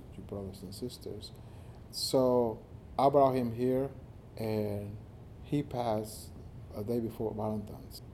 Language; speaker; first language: English; non-native, fluent; Spanish